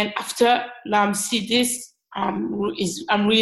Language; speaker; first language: English; non-native, learner; French